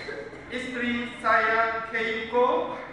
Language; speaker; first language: Indonesian; non-native, learner; Japanese